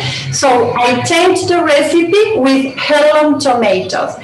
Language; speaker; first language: English; non-native, learner; Spanish